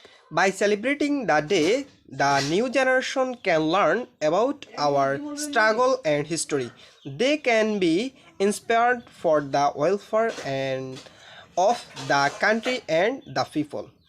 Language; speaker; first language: English; non-native, local second language; Bangla